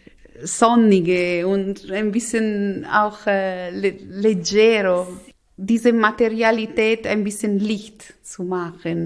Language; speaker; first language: German; non-native, local second language; Italian